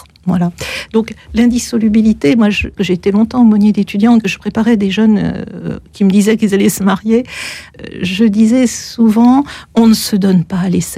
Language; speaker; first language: French; native; French